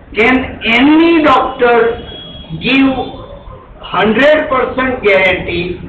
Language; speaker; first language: English; non-native, local second language; Gujarati